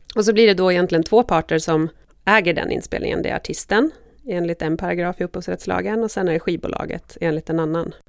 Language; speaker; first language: Swedish; native; Swedish